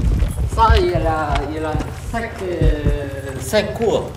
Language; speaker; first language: French; early bilingual, heritage; Vietnamese